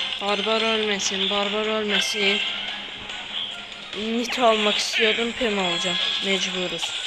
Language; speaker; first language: Turkish; native; Turkish